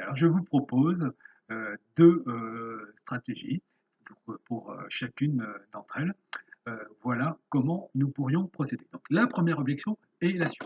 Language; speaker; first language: French; native; French